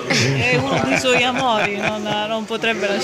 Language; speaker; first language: Italian; native; Italian